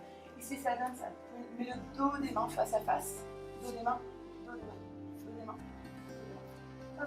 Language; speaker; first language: French; native; French